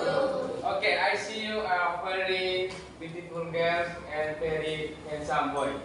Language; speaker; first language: English; non-native, learner; Indonesian